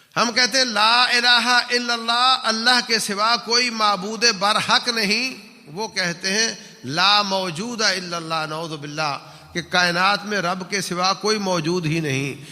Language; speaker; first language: Urdu; non-native, local second language; Punjabi